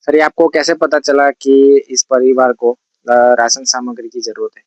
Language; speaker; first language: Hindi; non-native, local second language; Gujarati